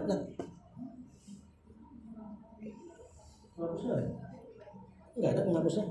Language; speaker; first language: Indonesian; native; Indonesian